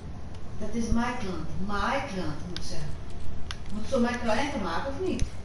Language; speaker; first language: Dutch; non-native, learner; Portuguese